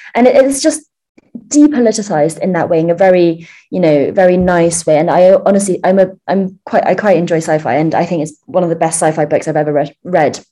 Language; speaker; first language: English; early bilingual, other home language; Chinese